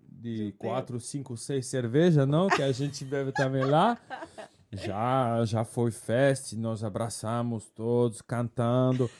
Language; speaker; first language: Portuguese; non-native, fluent; French